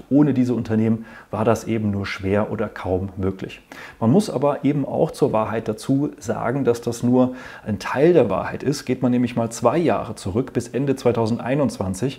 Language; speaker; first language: German; native; German